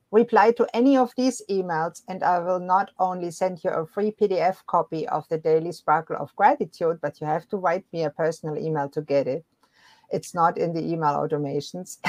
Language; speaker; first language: English; non-native, fluent; German